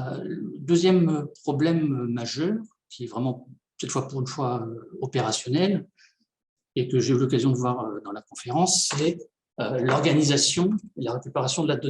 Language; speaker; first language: French; native; French